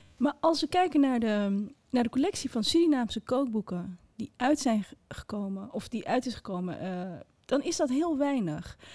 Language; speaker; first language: Dutch; early bilingual, other home language; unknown